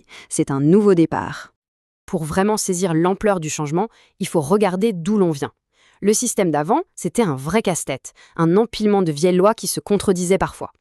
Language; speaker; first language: French; native; French